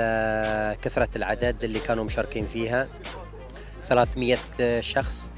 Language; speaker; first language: Arabic; native; Arabic